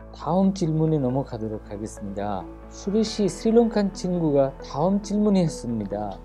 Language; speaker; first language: Korean; non-native, fluent; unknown